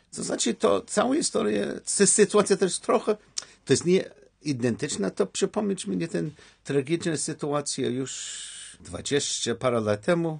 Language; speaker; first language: Polish; non-native, learner; English